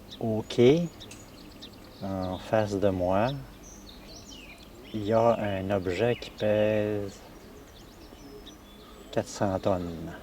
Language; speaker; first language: French; native; French